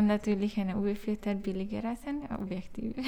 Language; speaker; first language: German; non-native, learner; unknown